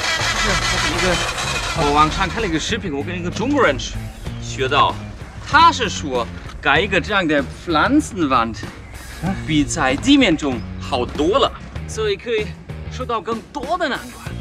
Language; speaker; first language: Chinese; non-native, fluent; German